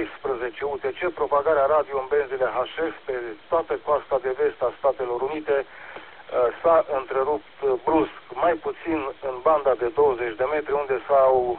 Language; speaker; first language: Romanian; native; Romanian